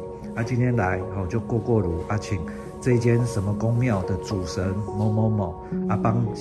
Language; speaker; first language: Chinese; native; Chinese